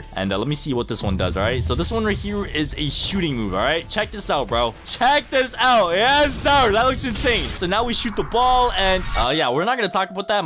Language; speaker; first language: English; native; English